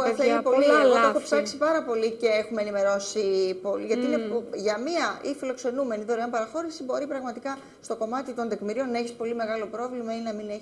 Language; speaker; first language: Greek; native; Greek